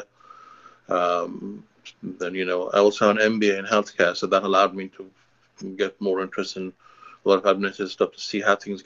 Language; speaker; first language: English; non-native, local second language; Hindi